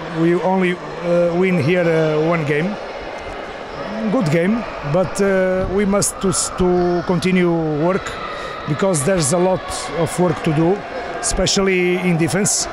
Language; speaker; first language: English; non-native, learner; Portuguese